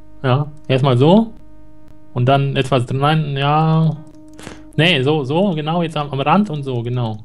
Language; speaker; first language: German; native; German